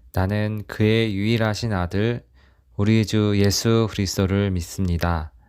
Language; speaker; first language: Korean; native; Korean